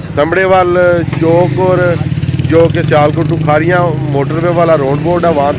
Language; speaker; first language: Urdu; non-native, local second language; Punjabi